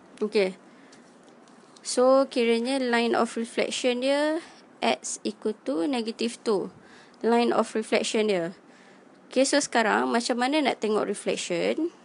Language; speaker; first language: Malay; native; Malay